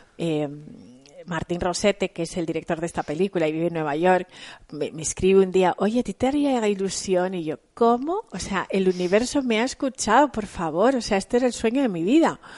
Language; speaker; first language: Spanish; native; Spanish